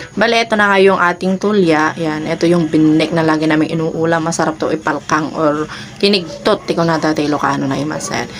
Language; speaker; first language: Filipino; non-native, local second language; Iloko